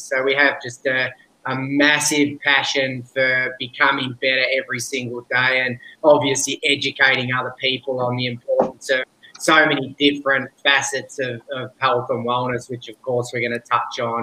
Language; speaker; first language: English; native; English